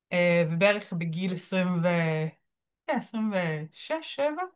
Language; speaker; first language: Hebrew; native; Hebrew